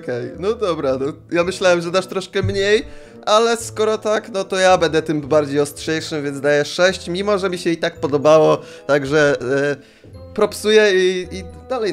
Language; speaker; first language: Polish; native; Polish